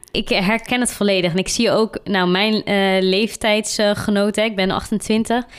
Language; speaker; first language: Dutch; early bilingual, other home language; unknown